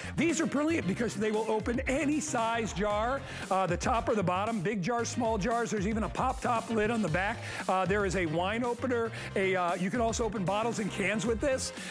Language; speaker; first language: English; native; English